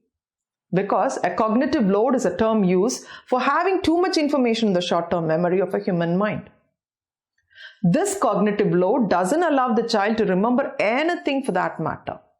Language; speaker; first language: English; non-native, local second language; Tamil